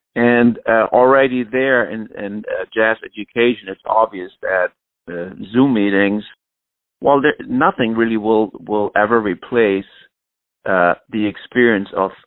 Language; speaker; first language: English; non-native, fluent; German